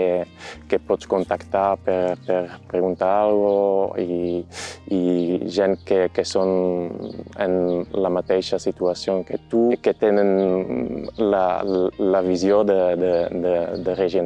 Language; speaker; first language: Catalan; non-native, fluent; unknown